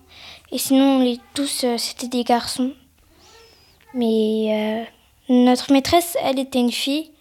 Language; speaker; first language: French; early bilingual, other home language; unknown